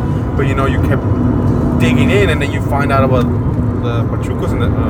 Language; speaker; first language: English; non-native, fluent; Spanish